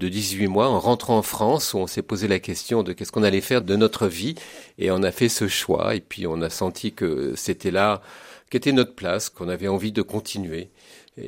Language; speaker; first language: French; native; French